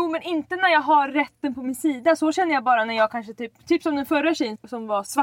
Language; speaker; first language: Swedish; native; Swedish